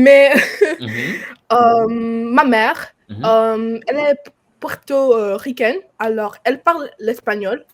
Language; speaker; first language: French; non-native, fluent; English